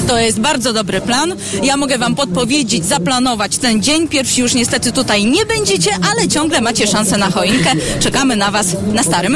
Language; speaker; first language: Polish; native; Polish